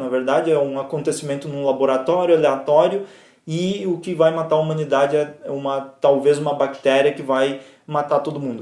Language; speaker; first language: Portuguese; native; Portuguese